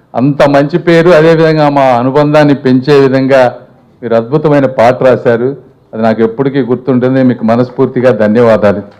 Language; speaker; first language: Telugu; native; Telugu